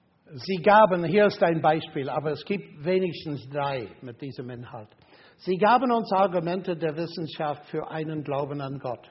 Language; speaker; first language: German; non-native, fluent; English